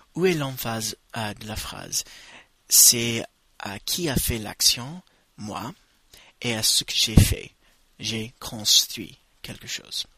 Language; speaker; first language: French; non-native, fluent; English